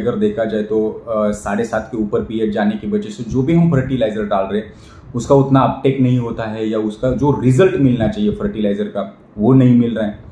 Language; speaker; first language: Hindi; non-native, local second language; Marathi